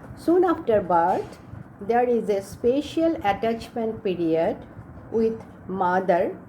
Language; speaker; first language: English; non-native, local second language; Assamese